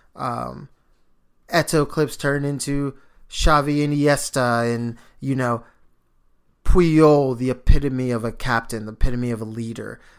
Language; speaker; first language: English; early bilingual, other home language; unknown